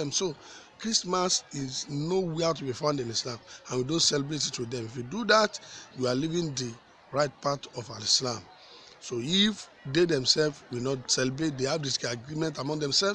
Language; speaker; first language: English; non-native, local second language; Yoruba